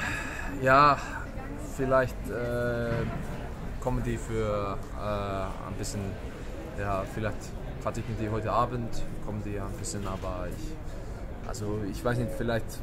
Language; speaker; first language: German; non-native, fluent; Icelandic